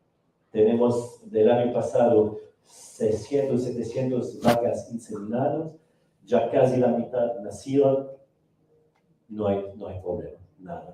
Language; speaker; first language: Spanish; non-native, fluent; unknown